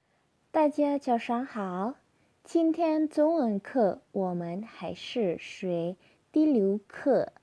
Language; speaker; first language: Chinese; non-native, fluent; Indonesian